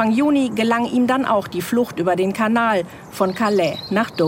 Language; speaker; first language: German; native; German